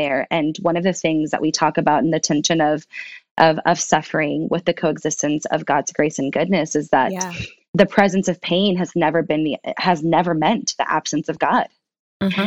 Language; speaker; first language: English; early bilingual, other home language; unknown